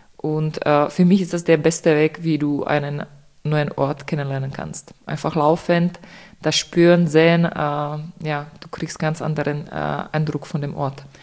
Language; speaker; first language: German; non-native, fluent; Czech